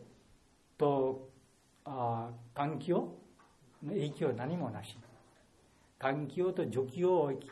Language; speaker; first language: Japanese; non-native, learner; Bangla